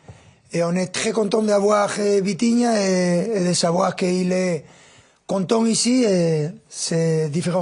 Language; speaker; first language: French; non-native, fluent; Spanish